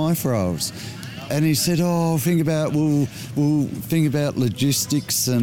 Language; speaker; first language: English; native; English